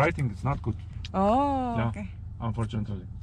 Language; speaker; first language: English; non-native, learner; Turkish